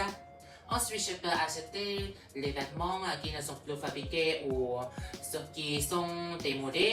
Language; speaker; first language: French; non-native, learner; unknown